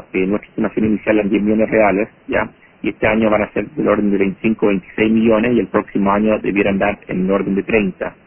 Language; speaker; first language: Spanish; native; Spanish